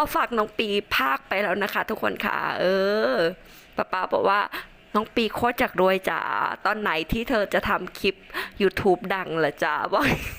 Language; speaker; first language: Thai; non-native, local second language; Northern Khmer